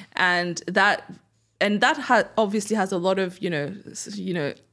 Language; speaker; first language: English; non-native, fluent; French